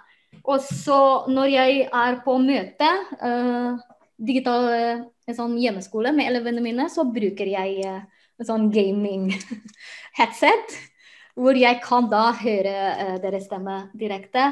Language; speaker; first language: Norwegian; non-native, fluent; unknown